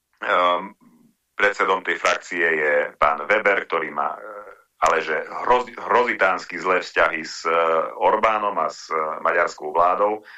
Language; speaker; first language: Slovak; non-native, local second language; Hungarian